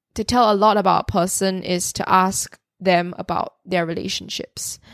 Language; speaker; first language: English; native; English